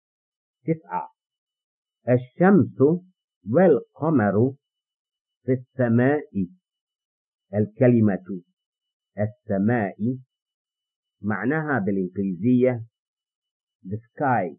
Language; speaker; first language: Arabic; non-native, fluent; English